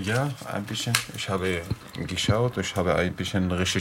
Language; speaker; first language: German; non-native, learner; Arabic